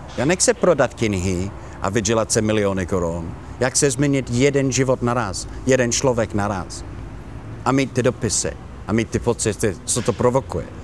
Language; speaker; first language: Czech; non-native, learner; Italian